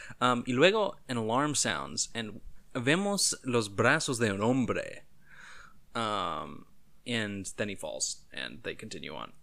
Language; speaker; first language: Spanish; non-native, learner; English